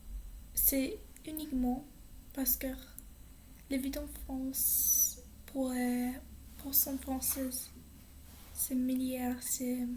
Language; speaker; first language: French; non-native, learner; English